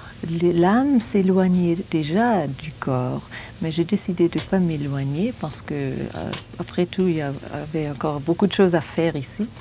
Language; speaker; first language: French; non-native, fluent; German